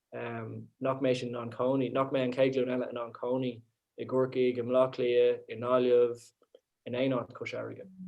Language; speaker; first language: Irish; non-native, local second language; English